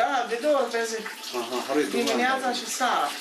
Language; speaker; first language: Romanian; native; Romanian